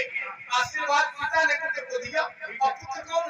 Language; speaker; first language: Hindi; native; Hindi